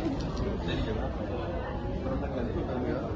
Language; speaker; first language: Indonesian; native; Indonesian